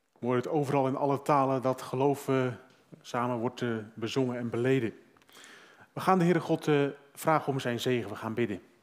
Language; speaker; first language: Dutch; native; Dutch